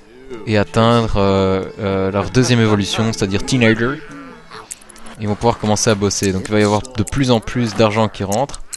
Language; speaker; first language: French; native; French